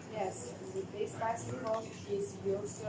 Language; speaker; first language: English; non-native, learner; Chinese